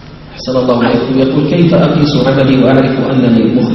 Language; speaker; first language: Arabic; native; Arabic